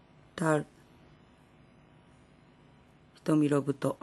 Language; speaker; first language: Korean; non-native, fluent; Japanese